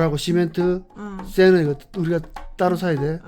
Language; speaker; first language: Korean; native; Korean